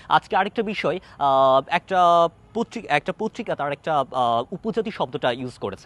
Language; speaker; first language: Bangla; non-native, local second language; Chakma